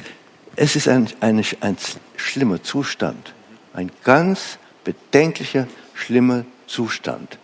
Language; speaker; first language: German; non-native, fluent; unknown